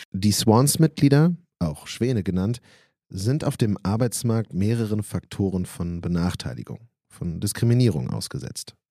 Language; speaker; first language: German; native; German